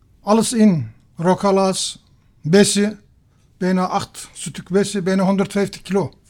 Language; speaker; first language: Dutch; non-native, learner; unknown